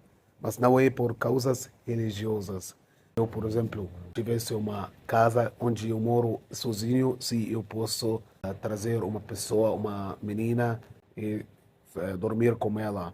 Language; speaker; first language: Portuguese; non-native, fluent; Arabic